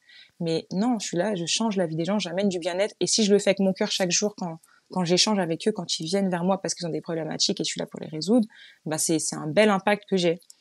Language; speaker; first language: French; native; French